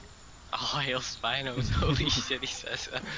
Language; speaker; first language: English; native; English